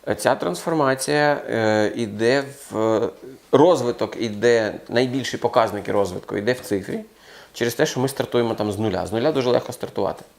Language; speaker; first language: Ukrainian; non-native, local second language; Russian